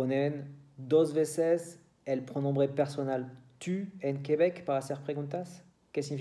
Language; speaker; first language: Spanish; non-native, learner; French